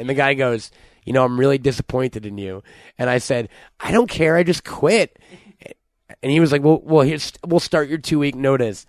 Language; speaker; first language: English; native; English